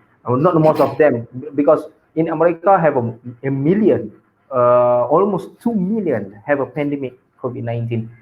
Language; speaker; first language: English; non-native, local second language; Malay